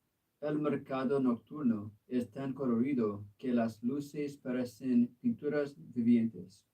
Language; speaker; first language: Spanish; non-native, learner; English